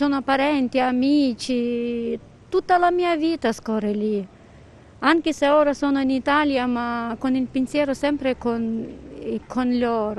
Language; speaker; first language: Italian; non-native, fluent; Ukrainian